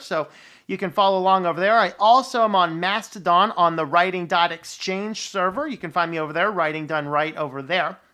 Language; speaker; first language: English; native; English